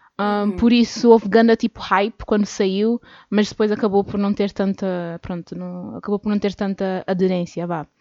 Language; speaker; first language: Portuguese; native; Portuguese